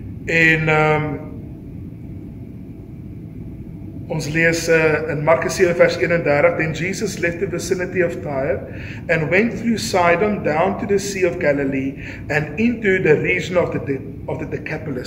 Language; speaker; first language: English; non-native, local second language; Afrikaans